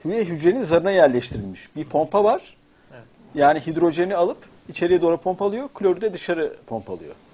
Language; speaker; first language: Turkish; native; Turkish